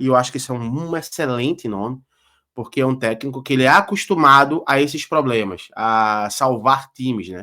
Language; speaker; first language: Portuguese; native; Portuguese